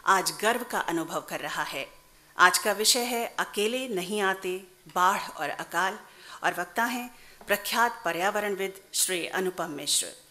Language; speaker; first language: Hindi; native; Hindi